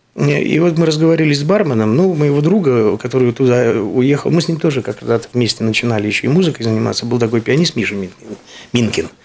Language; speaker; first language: Russian; native; Russian